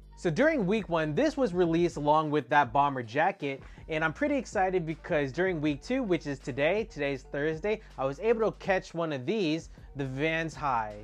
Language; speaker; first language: English; native; English